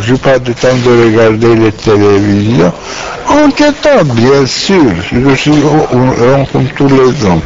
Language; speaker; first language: French; non-native, learner; Romanian